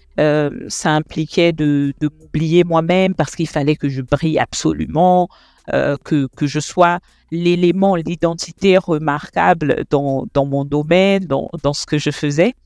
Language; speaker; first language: French; non-native, local second language; Lingala